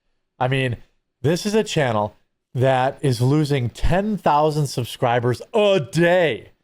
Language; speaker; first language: English; native; English